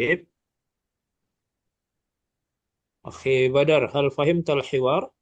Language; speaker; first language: Arabic; non-native, fluent; Malay